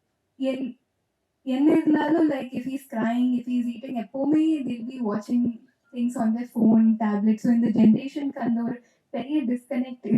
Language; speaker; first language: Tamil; non-native, local second language; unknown